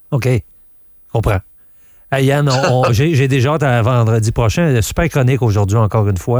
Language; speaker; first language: French; native; French